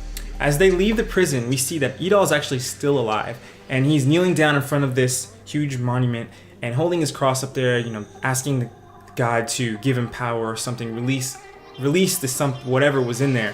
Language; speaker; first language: English; native; English